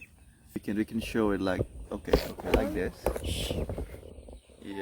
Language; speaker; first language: English; non-native, learner; Khmer